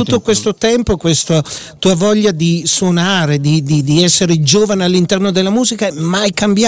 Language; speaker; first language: Italian; native; Italian